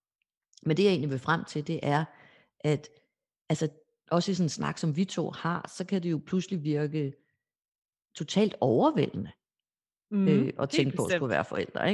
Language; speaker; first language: Danish; native; Danish